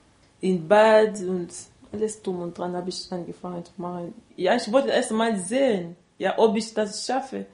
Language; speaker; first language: German; non-native, learner; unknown